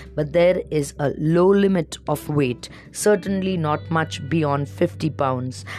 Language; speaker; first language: English; non-native, local second language; Marathi